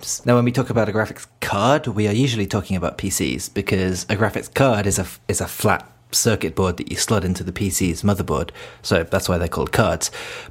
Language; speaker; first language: English; native; English